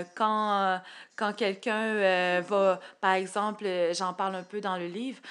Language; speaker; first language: French; native; French